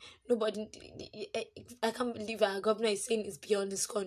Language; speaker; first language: English; non-native, local second language; Yoruba